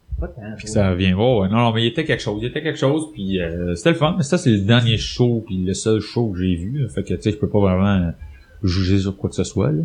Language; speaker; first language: French; native; French